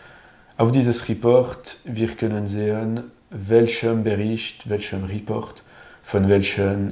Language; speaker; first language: German; non-native, learner; French